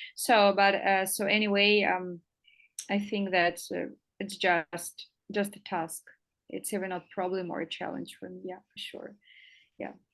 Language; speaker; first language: English; non-native, fluent; Russian